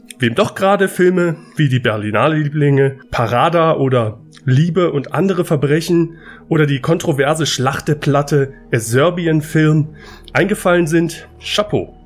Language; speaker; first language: German; native; German